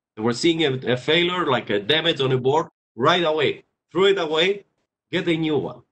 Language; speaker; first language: English; non-native, fluent; Greek